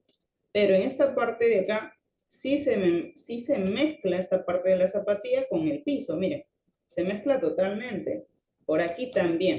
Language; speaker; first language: Spanish; native; Spanish